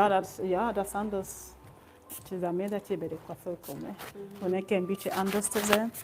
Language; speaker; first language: Dutch; non-native, learner; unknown